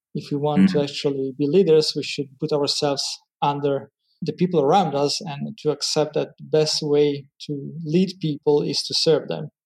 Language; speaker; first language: English; non-native, fluent; Italian